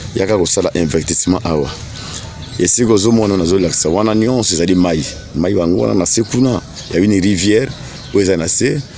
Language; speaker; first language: Lingala; native; Lingala